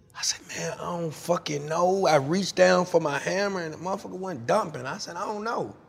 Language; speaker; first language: English; native; English